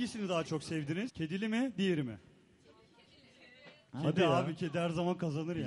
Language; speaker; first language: Turkish; native; Turkish